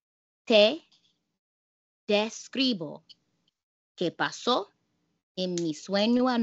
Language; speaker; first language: Spanish; non-native, fluent; English